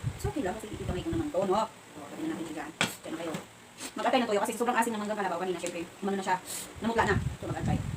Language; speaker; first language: Filipino; non-native, local second language; Cebuano